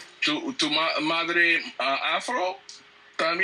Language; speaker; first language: Spanish; non-native, learner; English